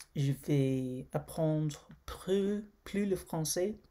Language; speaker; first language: French; non-native, learner; English